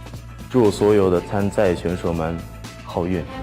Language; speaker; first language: Chinese; non-native, fluent; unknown